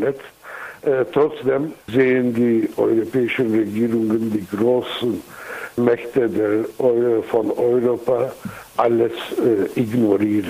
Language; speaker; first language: German; non-native, fluent; Kurdish